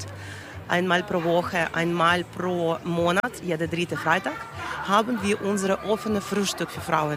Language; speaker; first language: German; non-native, learner; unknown